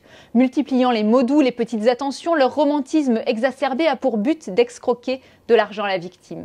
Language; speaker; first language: French; native; French